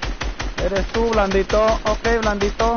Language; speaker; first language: Spanish; native; Spanish